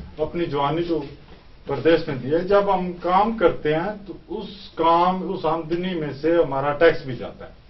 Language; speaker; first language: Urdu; early bilingual, heritage; Urdu